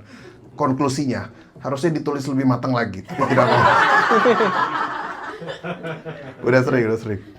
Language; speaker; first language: Indonesian; native; Indonesian